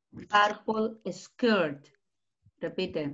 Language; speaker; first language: English; non-native, learner; Spanish